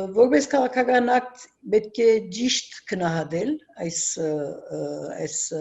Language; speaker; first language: Armenian; early bilingual, heritage; Armenian